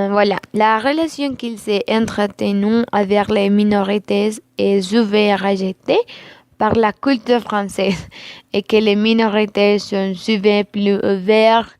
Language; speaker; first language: French; non-native, learner; Spanish